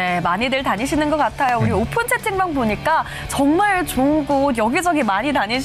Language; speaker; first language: Korean; native; Korean